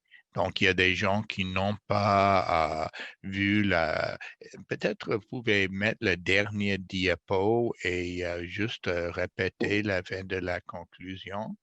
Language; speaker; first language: French; non-native, fluent; English